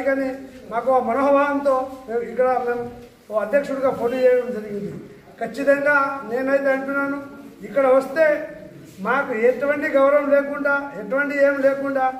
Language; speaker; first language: Telugu; non-native, local second language; Lambadi